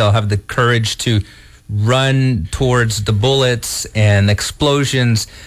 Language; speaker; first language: English; early bilingual, other home language; Portuguese